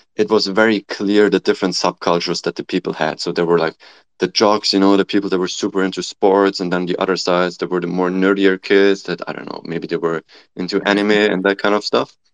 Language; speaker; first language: English; non-native, fluent; German